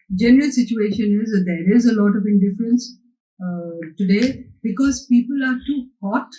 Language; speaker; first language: English; non-native, local second language; Hindi